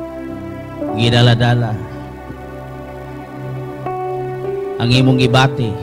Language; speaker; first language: Cebuano; native; Cebuano